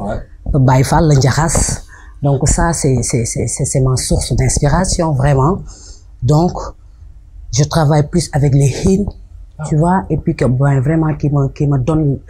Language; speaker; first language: French; non-native, local second language; Wolof